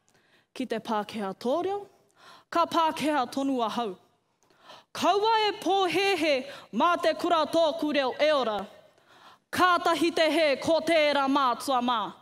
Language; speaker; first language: Māori; non-native, local second language; English